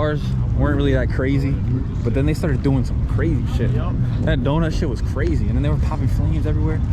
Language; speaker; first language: English; native; English